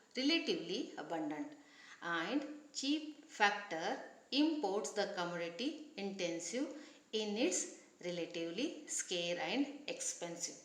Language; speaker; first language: English; non-native, local second language; Kannada